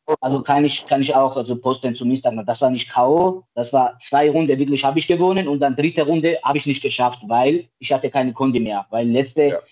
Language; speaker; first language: German; non-native, learner; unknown